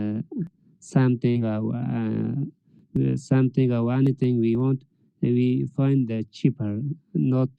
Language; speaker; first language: English; non-native, learner; Persian